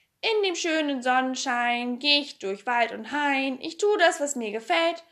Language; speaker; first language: German; native; German